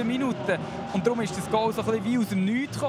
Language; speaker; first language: German; native; German